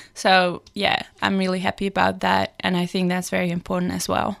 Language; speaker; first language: English; non-native, fluent; Dutch